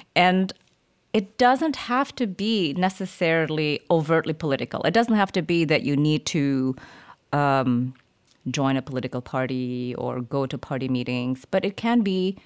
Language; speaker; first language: English; early bilingual, other home language; German